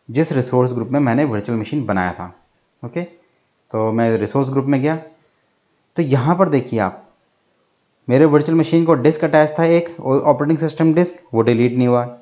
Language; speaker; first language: Hindi; native; Hindi